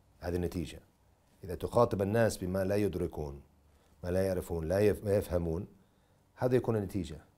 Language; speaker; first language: Arabic; non-native, fluent; English